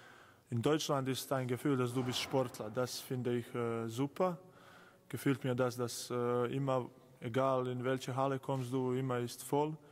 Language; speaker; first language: German; non-native, learner; Croatian